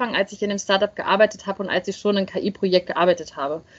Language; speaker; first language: German; native; German